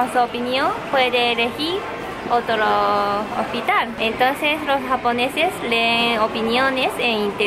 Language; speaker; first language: Spanish; non-native, fluent; Japanese